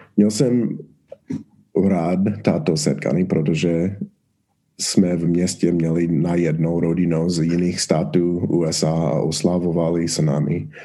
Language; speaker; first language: Czech; non-native, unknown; English